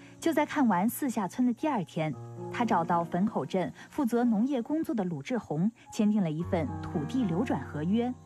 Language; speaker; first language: Chinese; native; Chinese